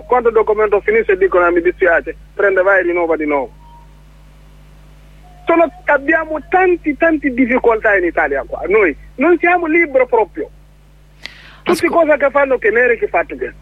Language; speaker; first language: Italian; non-native, learner; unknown